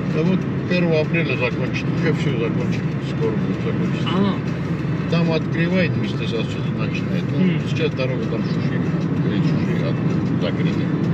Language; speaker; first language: Russian; non-native, learner; Armenian